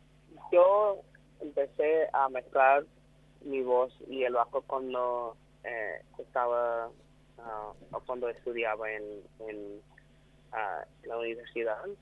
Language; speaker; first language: Spanish; non-native, learner; English